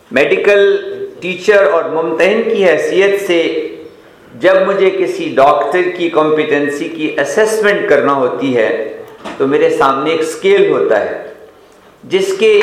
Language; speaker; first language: Urdu; non-native, local second language; Punjabi